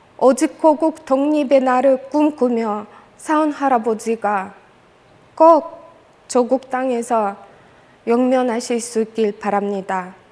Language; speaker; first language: Korean; non-native, fluent; Russian